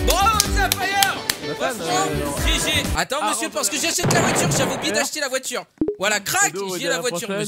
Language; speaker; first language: French; native; French